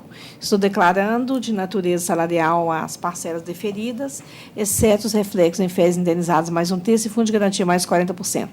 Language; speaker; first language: Portuguese; native; Portuguese